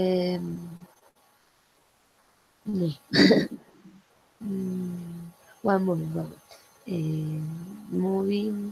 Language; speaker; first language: English; non-native, learner; Spanish